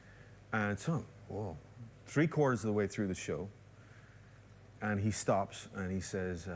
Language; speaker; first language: English; native; English